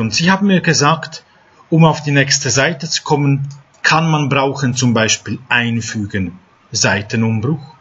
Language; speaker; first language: German; non-native, fluent; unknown